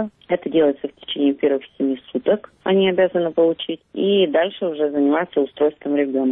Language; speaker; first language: Russian; native; Russian